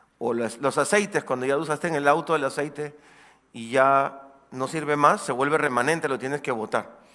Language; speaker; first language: Spanish; native; Spanish